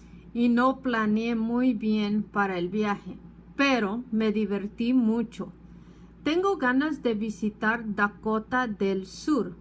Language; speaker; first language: Spanish; non-native, fluent; English